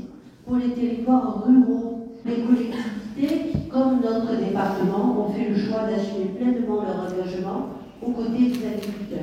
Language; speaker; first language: French; native; French